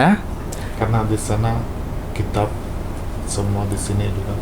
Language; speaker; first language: Indonesian; non-native, local second language; Malayalam